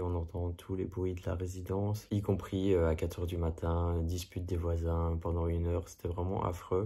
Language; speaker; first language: French; native; French